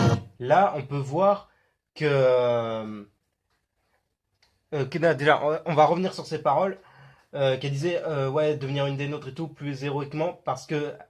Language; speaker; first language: French; native; French